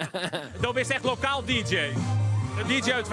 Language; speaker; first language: Dutch; non-native, local second language; Western Frisian